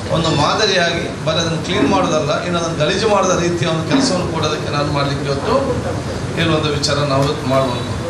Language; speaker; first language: Kannada; non-native, local second language; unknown